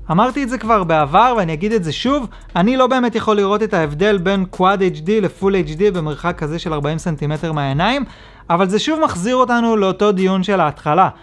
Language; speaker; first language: Hebrew; native; Hebrew